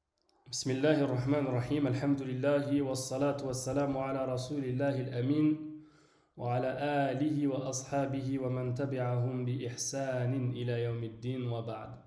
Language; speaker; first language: Arabic; non-native, fluent; French